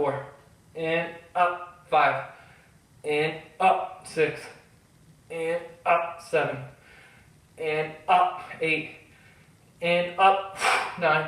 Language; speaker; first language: English; native; English